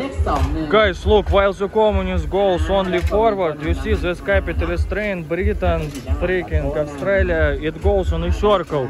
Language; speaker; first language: English; non-native, fluent; Russian